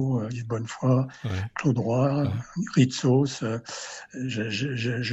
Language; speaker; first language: French; native; French